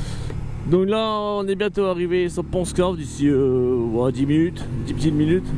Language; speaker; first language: French; native; French